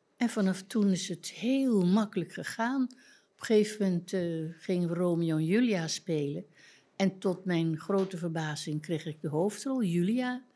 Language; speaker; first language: Dutch; native; Dutch